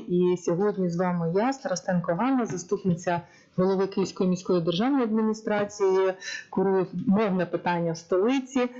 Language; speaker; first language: Ukrainian; native; Ukrainian